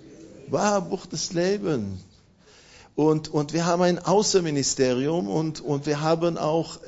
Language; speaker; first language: German; non-native, fluent; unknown